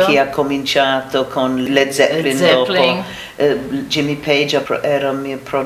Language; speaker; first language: Italian; non-native, learner; English